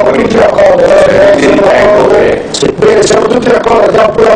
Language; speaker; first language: Italian; native; Italian